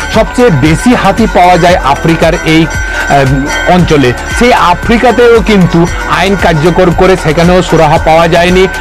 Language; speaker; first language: Bangla; non-native, local second language; Kok Borok